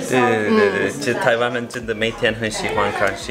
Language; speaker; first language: Chinese; non-native, learner; Turkish